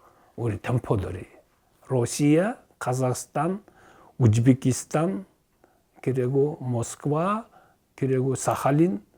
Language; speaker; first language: Korean; early bilingual, heritage; Russian